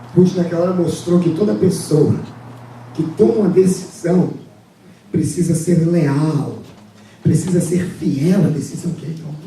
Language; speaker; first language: Portuguese; native; Portuguese